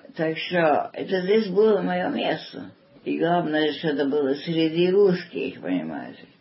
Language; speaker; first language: Russian; early bilingual, heritage; Russian